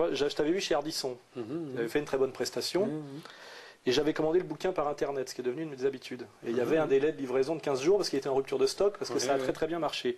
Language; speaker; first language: French; native; French